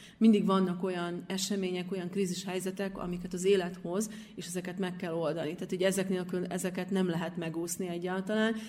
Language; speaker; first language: Hungarian; native; Hungarian